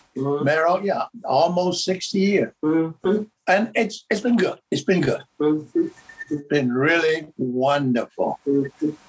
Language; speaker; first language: English; native; English